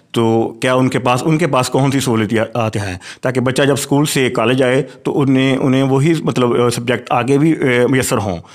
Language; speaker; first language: Urdu; non-native, local second language; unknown